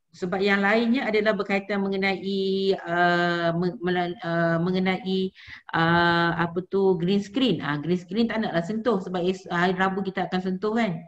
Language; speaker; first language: Malay; native; Malay